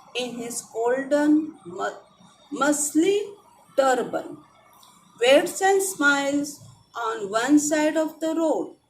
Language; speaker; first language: English; non-native, local second language; Marathi